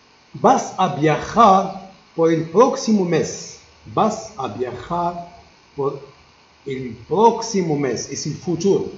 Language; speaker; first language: Spanish; non-native, learner; Arabic